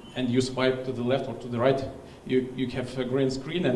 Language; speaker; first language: English; non-native, fluent; Russian